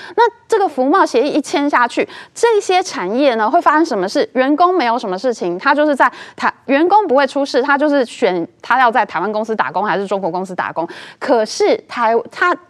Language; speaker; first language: Chinese; native; Chinese